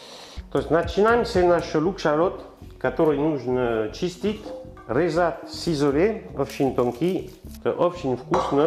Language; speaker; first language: Russian; non-native, learner; French